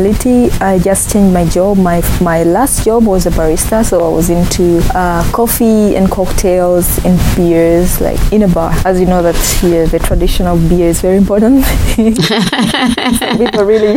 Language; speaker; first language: English; non-native, local second language; Ganda